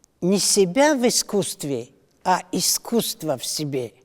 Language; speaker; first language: Russian; non-native, local second language; Tajik